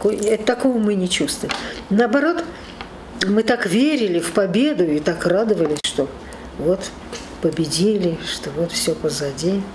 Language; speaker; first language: Russian; native; Russian